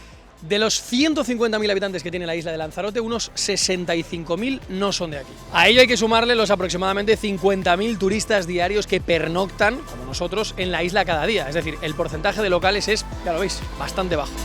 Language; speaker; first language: Spanish; native; Spanish